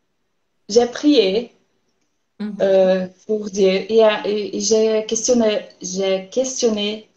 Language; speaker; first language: French; non-native, learner; Portuguese